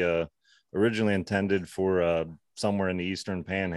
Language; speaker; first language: English; native; English